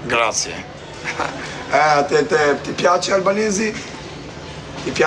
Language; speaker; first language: Italian; non-native, learner; Albanian